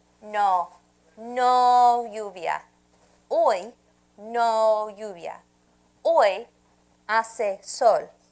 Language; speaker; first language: Spanish; non-native, fluent; English